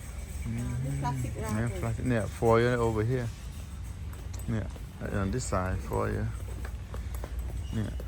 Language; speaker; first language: English; non-native, learner; Khmer